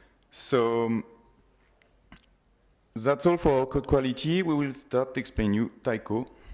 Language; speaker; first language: English; non-native, fluent; French